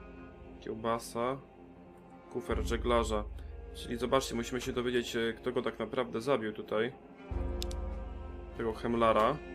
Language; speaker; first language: Polish; native; Polish